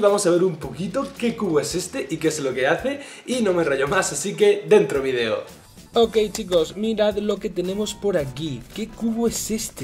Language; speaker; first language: Spanish; native; Spanish